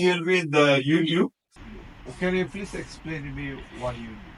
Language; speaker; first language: English; non-native, local second language; Tamil